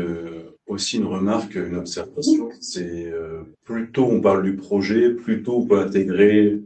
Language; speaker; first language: French; native; French